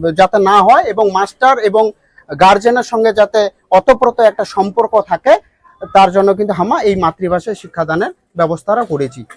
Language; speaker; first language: Bangla; non-native, local second language; Rangpuri